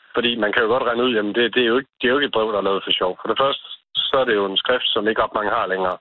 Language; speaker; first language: Danish; native; Danish